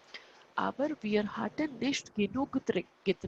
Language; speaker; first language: German; non-native, fluent; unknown